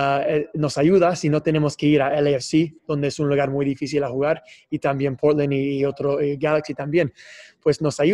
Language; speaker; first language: Spanish; non-native, fluent; English